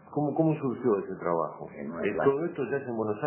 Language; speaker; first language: Spanish; native; Spanish